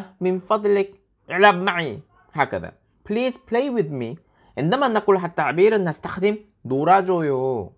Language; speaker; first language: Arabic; non-native, learner; Korean